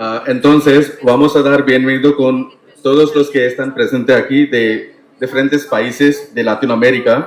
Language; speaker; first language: Spanish; non-native, learner; Tamil